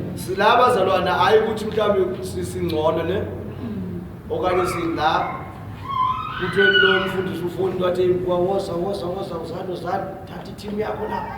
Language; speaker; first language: Zulu; native; Zulu